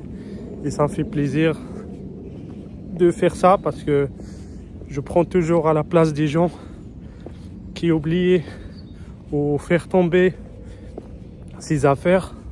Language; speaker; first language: French; non-native, fluent; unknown